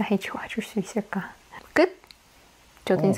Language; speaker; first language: Korean; non-native, fluent; Russian